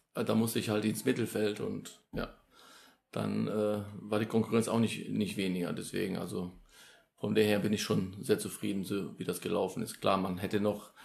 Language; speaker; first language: German; early bilingual, other home language; Polish